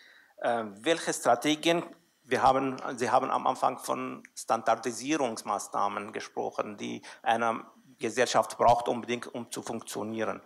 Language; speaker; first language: German; non-native, fluent; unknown